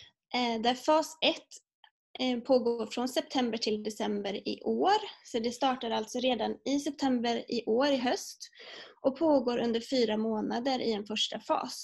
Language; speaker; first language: Swedish; native; Swedish